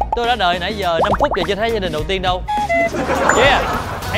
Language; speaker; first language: Vietnamese; native; Vietnamese